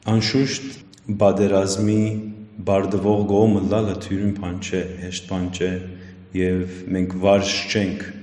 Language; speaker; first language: Armenian; early bilingual, heritage; Armenian